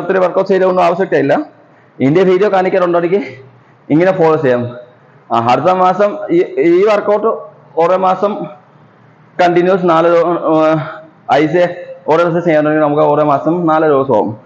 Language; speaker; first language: Malayalam; non-native, learner; Assamese